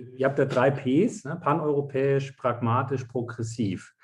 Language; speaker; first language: German; non-native, fluent; French